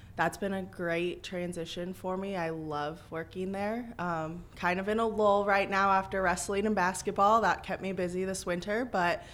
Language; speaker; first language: English; native; English